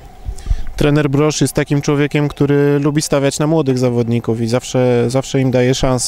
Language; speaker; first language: Polish; native; Polish